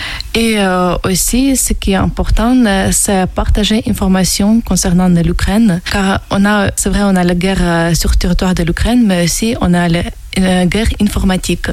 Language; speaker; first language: French; non-native, fluent; Ukrainian